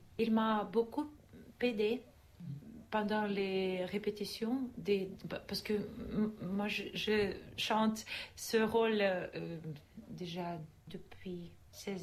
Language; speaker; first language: French; non-native, learner; Russian